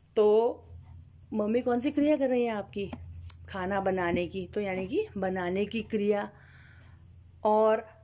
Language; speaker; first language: Hindi; native; Hindi